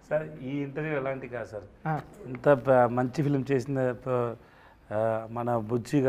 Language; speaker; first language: Telugu; non-native, learner; Tamil